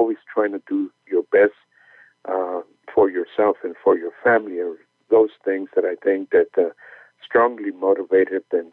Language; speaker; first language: English; early bilingual, other home language; Spanish